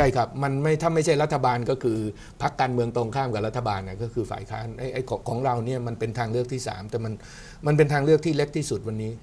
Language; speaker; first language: Thai; native; Thai